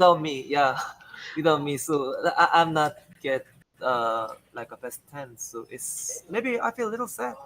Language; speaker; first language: English; non-native, learner; Korean